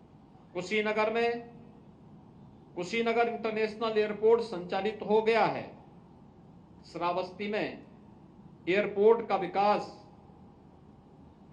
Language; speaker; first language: Hindi; native; Hindi